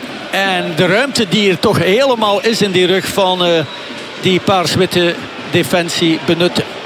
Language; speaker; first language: Dutch; native; Dutch